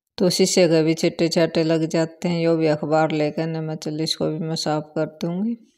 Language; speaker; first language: Hindi; native; Hindi